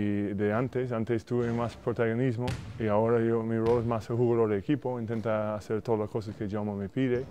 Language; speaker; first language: Spanish; non-native, fluent; English